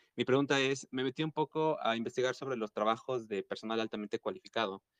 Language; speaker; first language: Spanish; native; Spanish